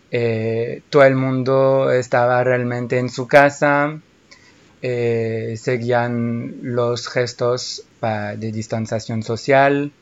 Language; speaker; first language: Spanish; non-native, fluent; French